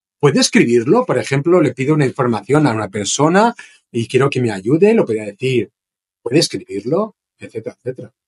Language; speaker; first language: Spanish; native; Spanish